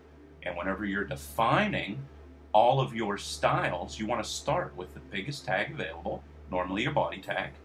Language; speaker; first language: English; native; English